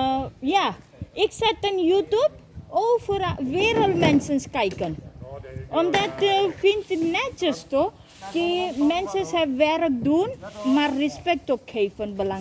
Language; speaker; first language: Dutch; non-native, learner; Hindi